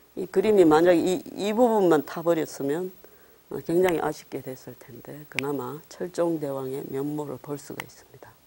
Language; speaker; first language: Korean; native; Korean